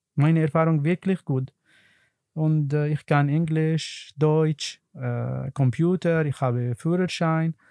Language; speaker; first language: German; non-native, learner; Arabic